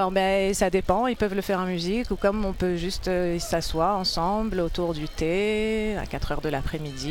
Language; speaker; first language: French; non-native, local second language; Arabic